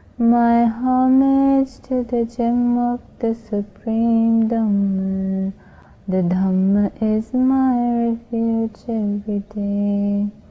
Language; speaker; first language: English; non-native, local second language; Sinhala